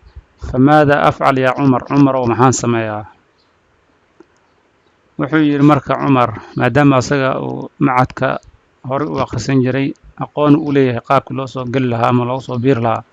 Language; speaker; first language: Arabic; non-native, fluent; Somali